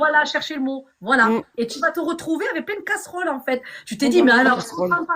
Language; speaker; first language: French; native; French